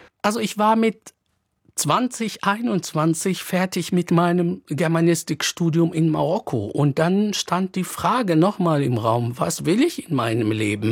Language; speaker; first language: German; non-native, fluent; Arabic